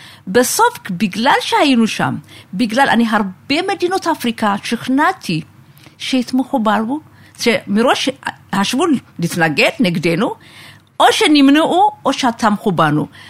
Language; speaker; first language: Hebrew; non-native, fluent; Amharic